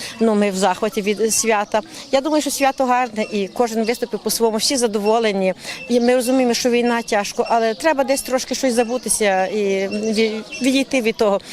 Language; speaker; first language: Ukrainian; native; Ukrainian